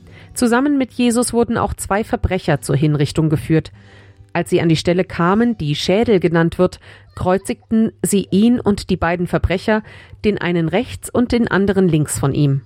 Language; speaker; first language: German; native; German